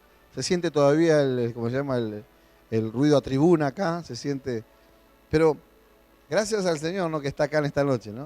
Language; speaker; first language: Spanish; native; Spanish